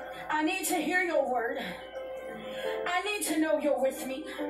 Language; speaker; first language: English; early bilingual, other home language; Spanish